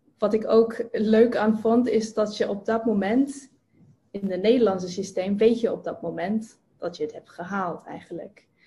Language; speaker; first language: Dutch; non-native, fluent; English